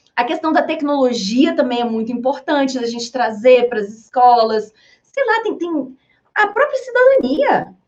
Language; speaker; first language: Portuguese; early bilingual, heritage; Portuguese